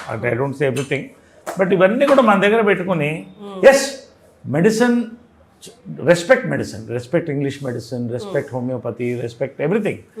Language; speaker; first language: Telugu; native; Telugu